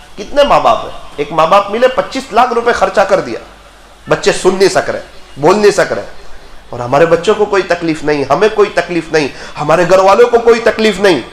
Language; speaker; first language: Urdu; non-native, local second language; Gujarati